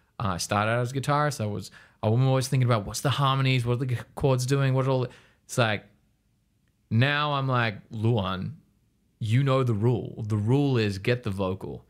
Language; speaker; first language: English; native; English